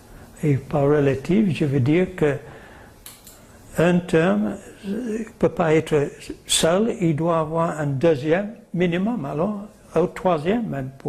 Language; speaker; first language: French; non-native, fluent; English